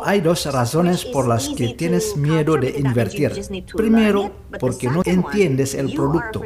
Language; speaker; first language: Spanish; non-native, fluent; Indonesian